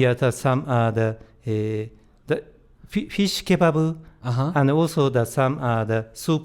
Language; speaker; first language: English; non-native, learner; Japanese